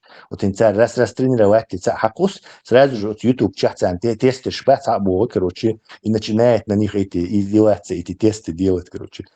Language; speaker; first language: Russian; non-native, local second language; Chechen